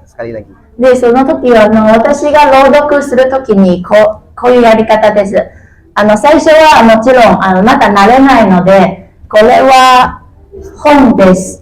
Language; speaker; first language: Japanese; non-native, fluent; Chinese